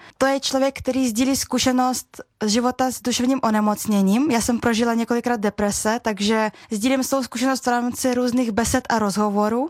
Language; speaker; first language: Czech; early bilingual, other home language; Russian